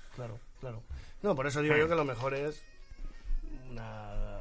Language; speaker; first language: Spanish; native; Spanish